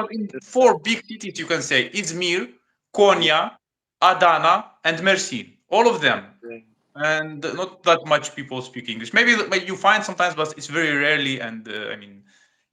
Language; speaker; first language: English; non-native, learner; Russian